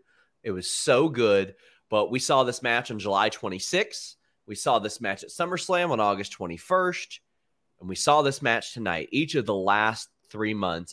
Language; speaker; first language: English; native; English